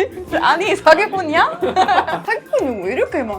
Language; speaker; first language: Korean; non-native, fluent; English